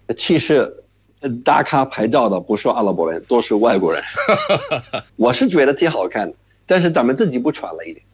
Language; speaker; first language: Chinese; non-native, fluent; Arabic